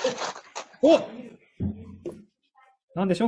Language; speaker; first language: Japanese; native; Japanese